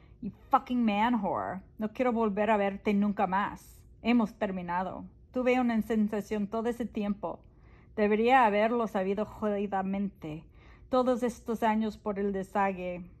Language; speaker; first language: Spanish; non-native, fluent; English